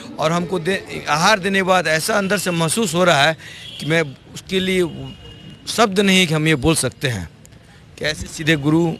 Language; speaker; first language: Hindi; native; Hindi